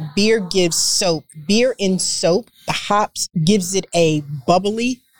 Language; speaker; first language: English; native; English